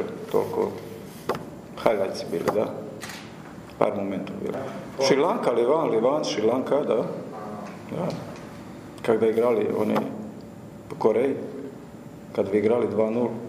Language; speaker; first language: Russian; non-native, learner; Croatian